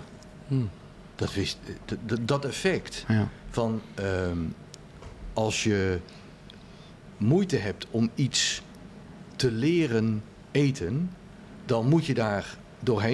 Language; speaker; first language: Dutch; native; Dutch